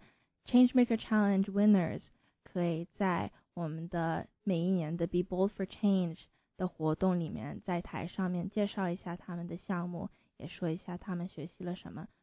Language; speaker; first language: Chinese; early bilingual, heritage; Chinese